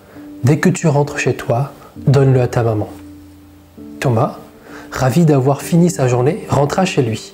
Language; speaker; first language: French; native; French